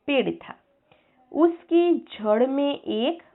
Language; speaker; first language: Hindi; non-native, local second language; Gujarati